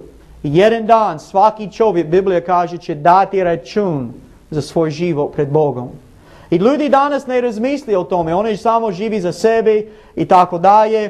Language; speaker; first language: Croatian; non-native, learner; English